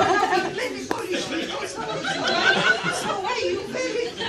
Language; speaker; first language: English; non-native, learner; Polish